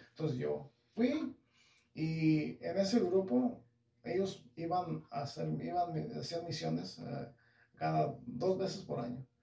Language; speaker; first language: Spanish; early bilingual, heritage; English